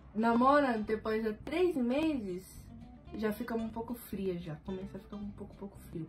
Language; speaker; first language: Portuguese; early bilingual, other home language; Japanese